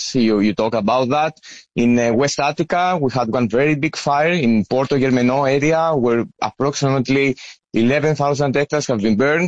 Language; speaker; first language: English; non-native, fluent; Greek